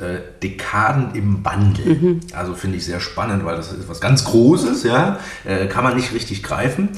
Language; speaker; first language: German; native; German